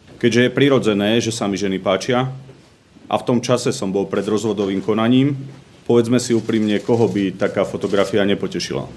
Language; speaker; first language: Slovak; native; Slovak